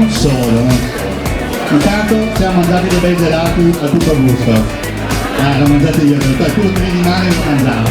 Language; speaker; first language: Italian; native; Italian